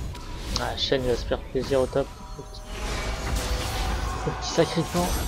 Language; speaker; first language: French; native; French